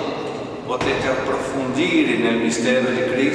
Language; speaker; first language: Italian; non-native, fluent; Portuguese